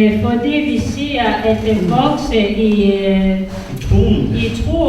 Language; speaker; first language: Danish; non-native, learner; Kinyarwanda